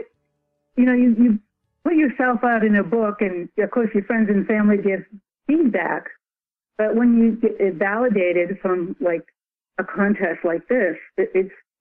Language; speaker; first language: English; native; English